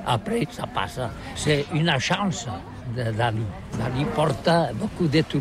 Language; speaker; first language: French; non-native, learner; Catalan